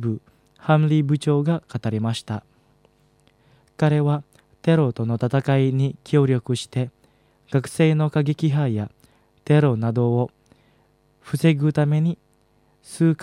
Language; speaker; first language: Japanese; non-native, fluent; Indonesian